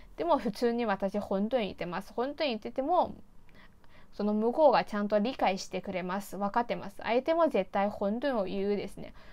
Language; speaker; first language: Japanese; non-native, fluent; Chinese